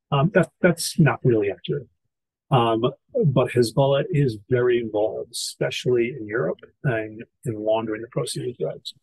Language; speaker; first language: English; native; English